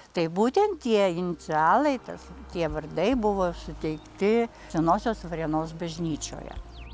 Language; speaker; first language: Lithuanian; native; Lithuanian